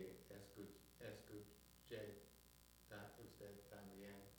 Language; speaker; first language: Spanish; non-native, learner; English